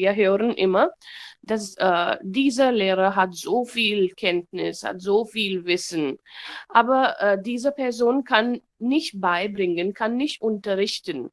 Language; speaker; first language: German; non-native, learner; Hindi